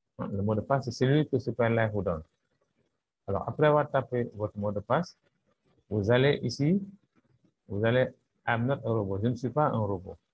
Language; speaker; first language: French; non-native, local second language; Wolof